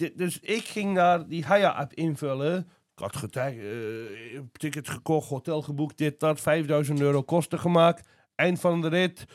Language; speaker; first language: Dutch; non-native, fluent; Azerbaijani